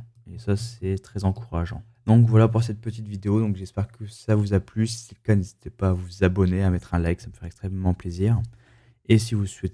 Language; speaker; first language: French; native; French